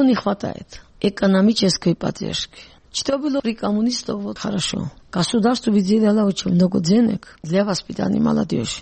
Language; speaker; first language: Russian; non-native, local second language; Georgian